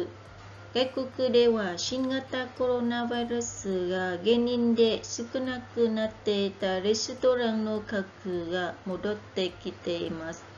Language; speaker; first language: Japanese; non-native, learner; Vietnamese